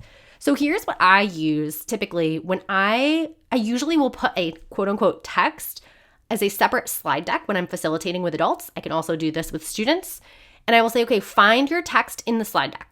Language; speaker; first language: English; native; English